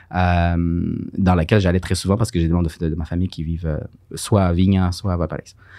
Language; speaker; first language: French; early bilingual, other home language; Spanish